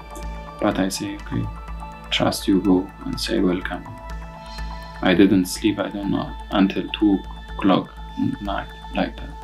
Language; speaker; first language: English; non-native, learner; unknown